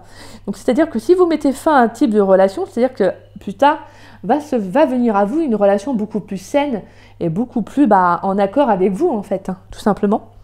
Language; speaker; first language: French; native; French